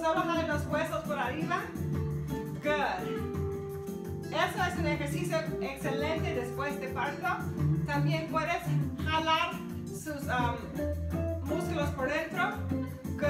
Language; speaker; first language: Spanish; non-native, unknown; English